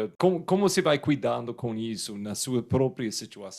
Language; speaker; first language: Portuguese; non-native, fluent; English